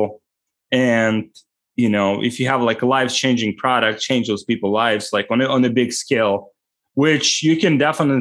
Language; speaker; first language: English; non-native, fluent; Ukrainian